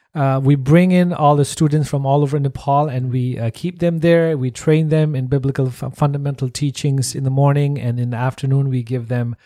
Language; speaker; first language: English; non-native, local second language; Nepali